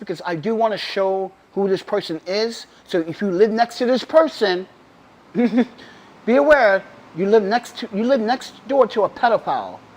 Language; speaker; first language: English; native; English